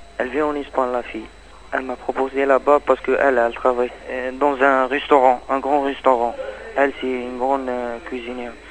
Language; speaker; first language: French; non-native, learner; Arabic